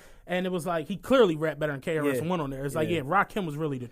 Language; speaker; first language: English; native; English